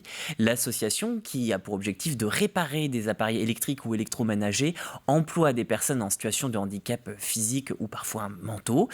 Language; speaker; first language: French; native; French